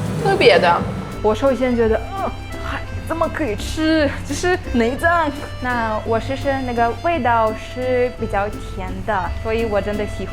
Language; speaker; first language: Chinese; non-native, fluent; Russian